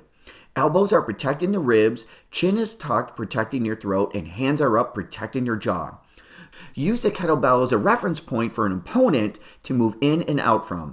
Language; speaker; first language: English; native; English